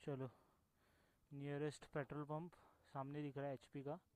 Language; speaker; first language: Hindi; non-native, local second language; Marathi